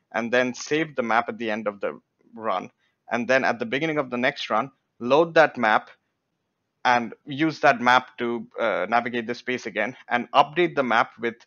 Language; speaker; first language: English; non-native, local second language; Bangla